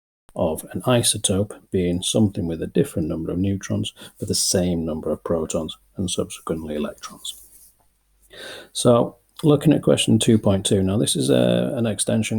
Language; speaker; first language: English; native; English